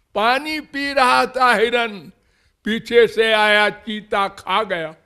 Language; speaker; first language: Hindi; native; Hindi